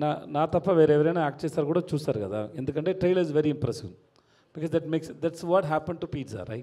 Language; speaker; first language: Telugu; non-native, learner; Tamil